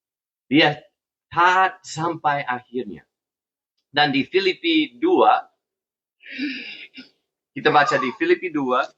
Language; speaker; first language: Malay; non-native, fluent; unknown